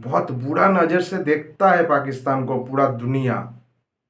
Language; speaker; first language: Hindi; non-native, local second language; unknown